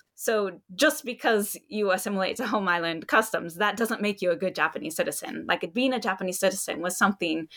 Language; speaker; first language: English; native; English